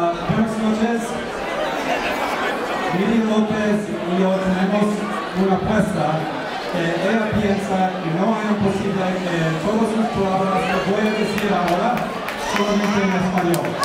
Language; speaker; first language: Spanish; non-native, learner; English